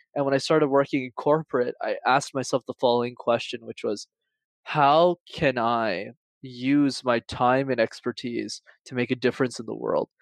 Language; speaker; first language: English; native; English